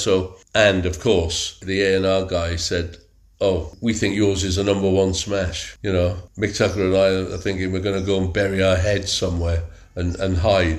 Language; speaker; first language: English; native; English